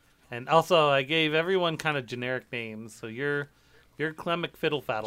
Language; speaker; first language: English; native; English